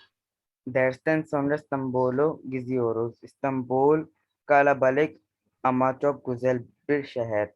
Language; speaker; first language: Turkish; non-native, learner; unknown